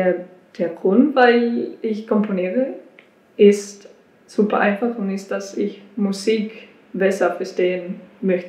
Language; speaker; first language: German; non-native, learner; Spanish